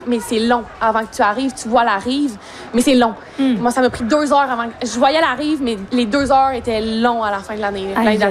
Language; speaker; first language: French; native; French